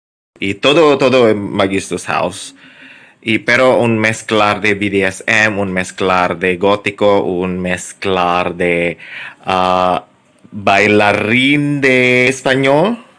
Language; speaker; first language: Spanish; non-native, learner; Indonesian